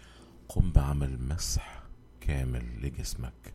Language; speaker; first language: Arabic; native; Arabic